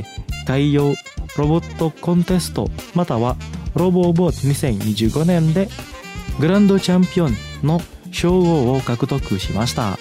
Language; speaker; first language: Japanese; non-native, fluent; Indonesian